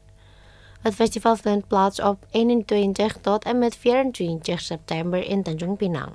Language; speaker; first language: Dutch; non-native, fluent; Indonesian